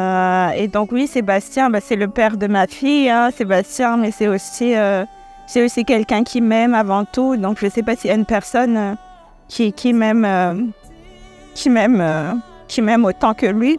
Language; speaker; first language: French; early bilingual, other home language; Malagasy